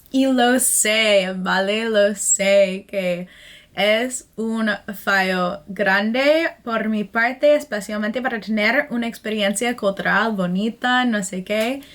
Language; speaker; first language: Spanish; non-native, fluent; English